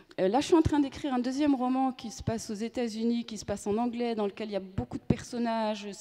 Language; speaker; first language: French; native; French